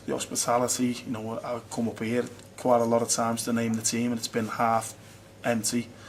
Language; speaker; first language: English; native; English